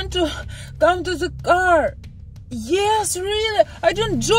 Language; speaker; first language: English; non-native, learner; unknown